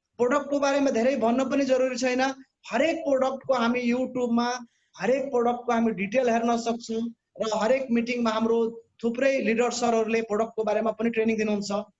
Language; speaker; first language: Nepali; non-native, local second language; Bhojpuri